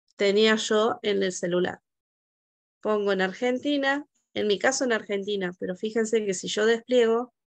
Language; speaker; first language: Spanish; native; Spanish